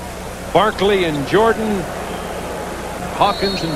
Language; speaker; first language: English; native; English